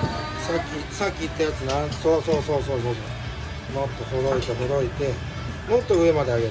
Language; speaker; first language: Japanese; native; Japanese